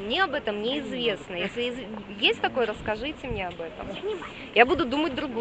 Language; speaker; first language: Russian; native; Russian